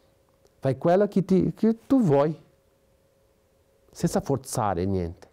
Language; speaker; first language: Italian; non-native, fluent; Portuguese